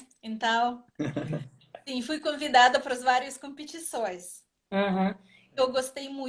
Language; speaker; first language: Portuguese; non-native, fluent; Russian